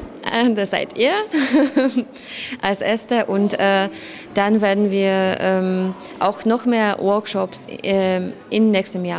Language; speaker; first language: German; non-native, fluent; Polish